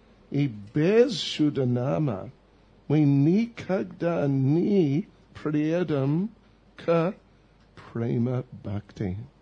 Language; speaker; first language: Russian; non-native, learner; English